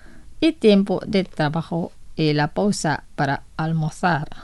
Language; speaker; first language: Spanish; non-native, fluent; Indonesian